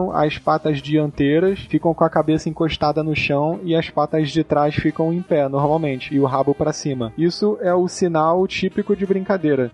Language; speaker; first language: Portuguese; native; Portuguese